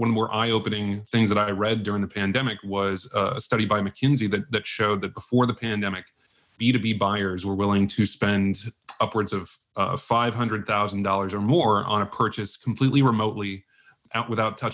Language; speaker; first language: English; native; English